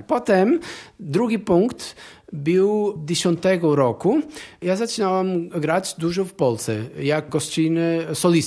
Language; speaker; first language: Polish; non-native, learner; Portuguese